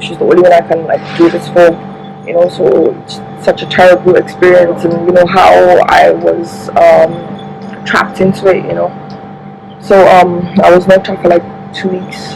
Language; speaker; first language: English; non-native, local second language; Hausa